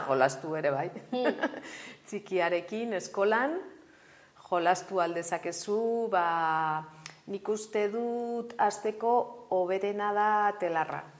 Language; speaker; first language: Basque; non-native, local second language; Spanish